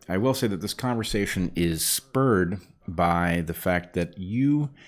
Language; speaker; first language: English; native; English